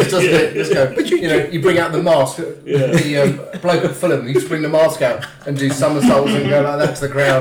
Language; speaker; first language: English; native; English